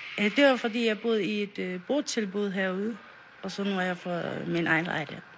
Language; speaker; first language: Danish; non-native, local second language; Faroese